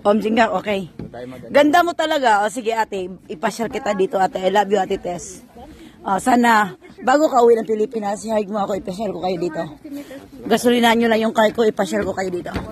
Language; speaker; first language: Filipino; non-native, local second language; Cebuano